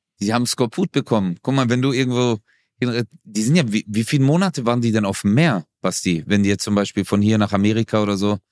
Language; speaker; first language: German; early bilingual, other home language; Turkish